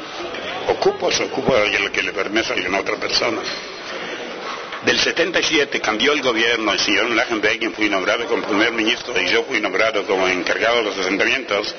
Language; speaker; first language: Spanish; non-native, fluent; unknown